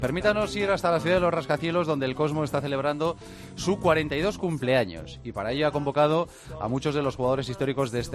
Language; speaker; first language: Spanish; native; Spanish